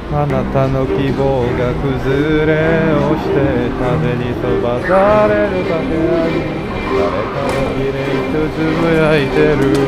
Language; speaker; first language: Japanese; non-native, learner; Korean